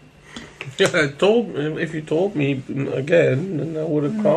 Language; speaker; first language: English; non-native, fluent; Dutch